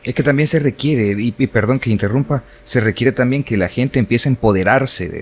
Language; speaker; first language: Spanish; native; Spanish